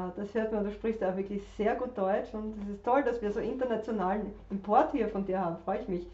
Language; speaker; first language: German; native; German